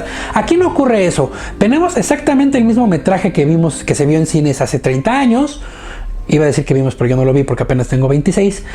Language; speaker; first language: Spanish; native; Spanish